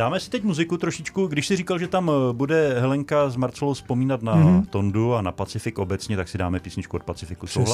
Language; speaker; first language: Czech; native; Czech